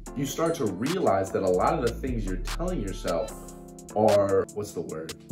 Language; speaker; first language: English; native; English